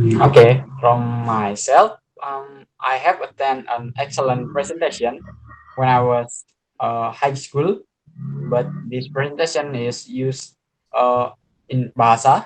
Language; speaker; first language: English; non-native, learner; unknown